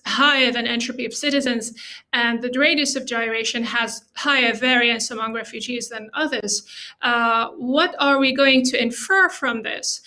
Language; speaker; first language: English; non-native, fluent; Arabic